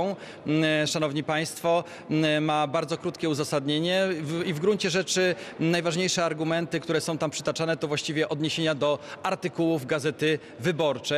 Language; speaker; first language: Polish; native; Polish